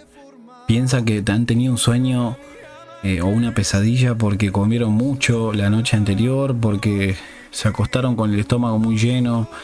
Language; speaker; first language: Spanish; native; Spanish